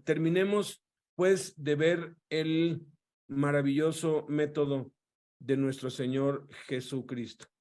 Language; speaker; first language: Spanish; native; Spanish